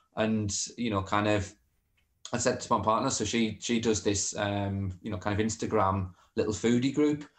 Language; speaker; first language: English; native; English